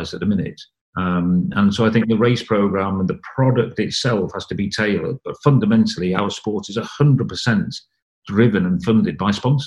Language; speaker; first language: English; native; English